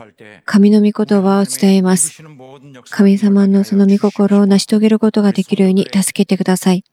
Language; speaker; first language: Japanese; non-native, fluent; Korean